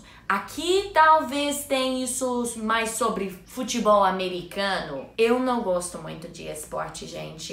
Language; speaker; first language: Portuguese; non-native, learner; English